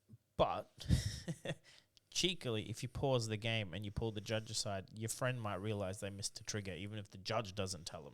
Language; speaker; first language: English; native; English